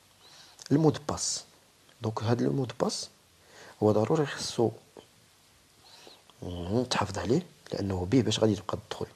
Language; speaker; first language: Arabic; native; Arabic